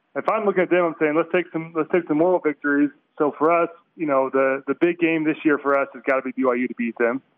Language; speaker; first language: English; native; English